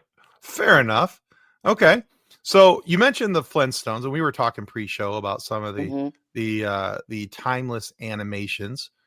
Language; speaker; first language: English; native; English